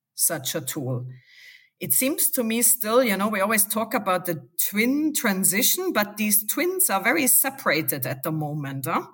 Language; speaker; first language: English; non-native, fluent; German